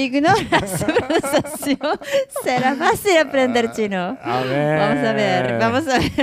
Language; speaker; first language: Spanish; non-native, learner; Japanese